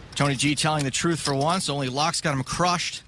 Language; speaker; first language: English; native; English